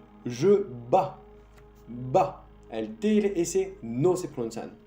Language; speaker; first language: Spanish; non-native, fluent; French